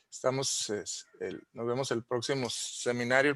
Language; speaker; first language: Spanish; native; Spanish